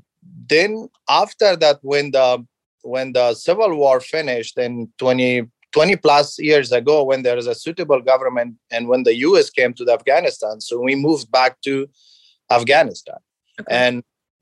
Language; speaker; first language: English; non-native, fluent; Persian